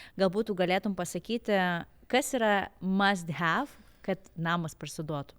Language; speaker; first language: Lithuanian; native; Lithuanian